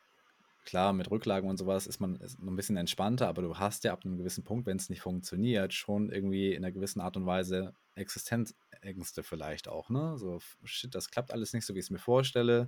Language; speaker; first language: German; native; German